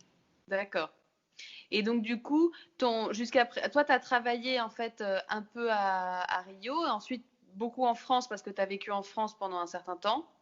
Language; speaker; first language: French; native; French